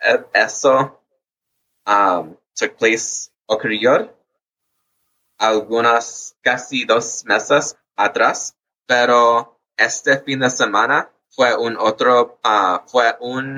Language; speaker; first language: Spanish; early bilingual, heritage; English